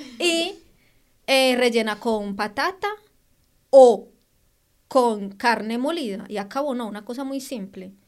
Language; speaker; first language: Spanish; native; Spanish